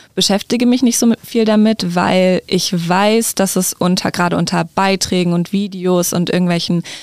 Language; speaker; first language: German; native; German